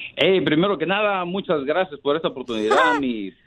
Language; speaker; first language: Spanish; native; Spanish